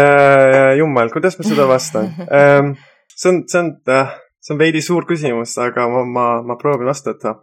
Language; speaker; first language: Estonian; non-native, fluent; Persian